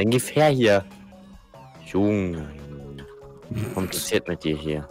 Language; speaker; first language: German; native; German